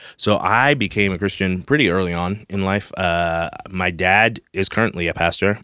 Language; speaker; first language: English; non-native, local second language; Shona